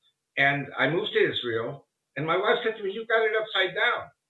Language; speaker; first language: English; early bilingual, other home language; Spanish